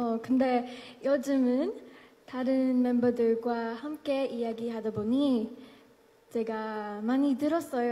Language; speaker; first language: Korean; non-native, learner; Filipino